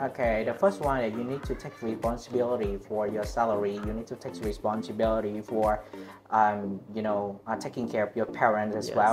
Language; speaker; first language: English; non-native, learner; Vietnamese